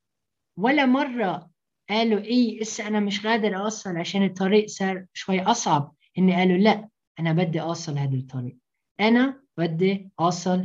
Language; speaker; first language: Arabic; early bilingual, heritage; Arabic